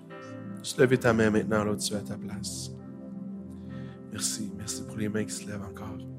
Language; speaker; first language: French; native; French